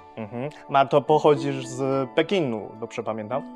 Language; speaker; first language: Polish; non-native, fluent; Chinese